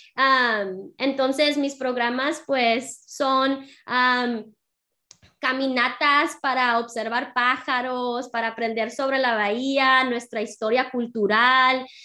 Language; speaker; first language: Spanish; early bilingual, heritage; Spanish